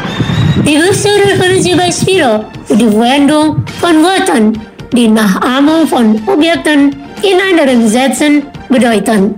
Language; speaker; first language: German; non-native, fluent; Indonesian